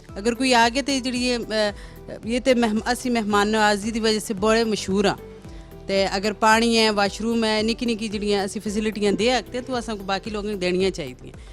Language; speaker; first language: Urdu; non-native, local second language; Northern Hindko